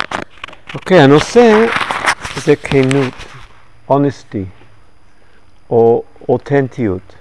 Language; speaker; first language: Hebrew; non-native, fluent; English